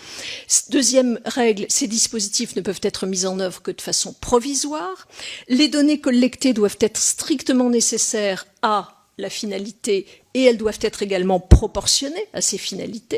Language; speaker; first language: French; native; French